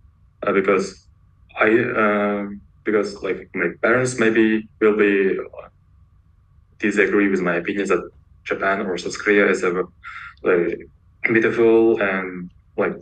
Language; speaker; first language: English; non-native, learner; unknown